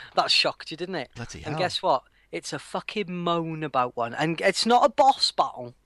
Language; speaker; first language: English; native; English